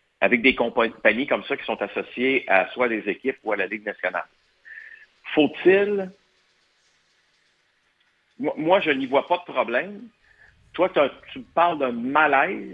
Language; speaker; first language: French; native; French